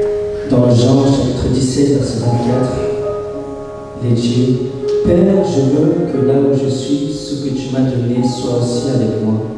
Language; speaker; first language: French; non-native, fluent; Chinese